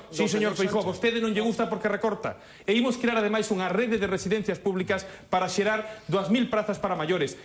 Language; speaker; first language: Galician; native; Galician